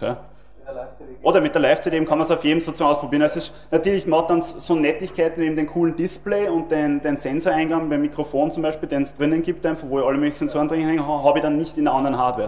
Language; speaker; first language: German; native; German